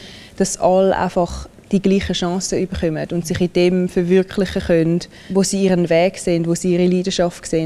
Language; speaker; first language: German; early bilingual, other home language; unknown